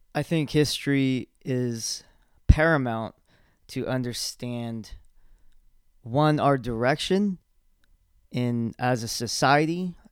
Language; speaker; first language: English; early bilingual, other home language; Spanish